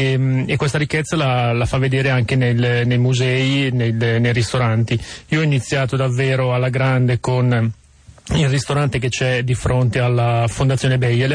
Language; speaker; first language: Italian; native; Italian